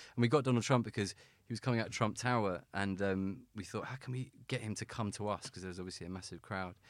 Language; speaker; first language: English; native; English